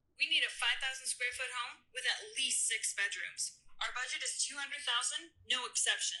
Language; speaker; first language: English; native; English